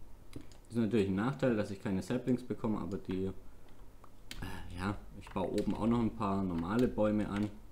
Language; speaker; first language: German; native; German